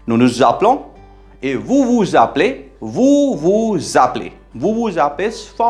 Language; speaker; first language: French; non-native, fluent; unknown